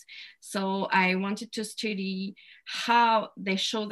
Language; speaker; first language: English; non-native, fluent; French